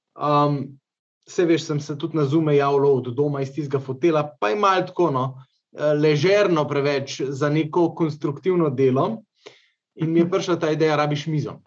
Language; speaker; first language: Slovenian; native; Slovenian